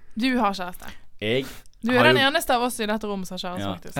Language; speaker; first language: Norwegian; native; Norwegian